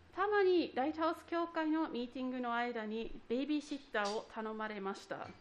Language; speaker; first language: Japanese; non-native, fluent; English